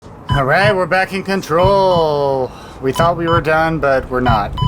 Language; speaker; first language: English; native; English